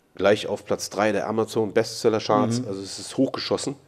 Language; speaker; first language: German; native; German